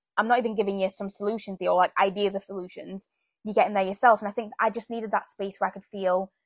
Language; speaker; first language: English; early bilingual, other home language; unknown